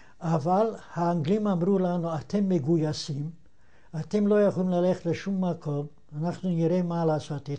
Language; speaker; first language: Hebrew; non-native, fluent; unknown